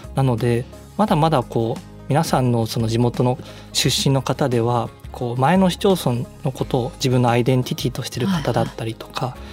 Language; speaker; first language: Japanese; native; Japanese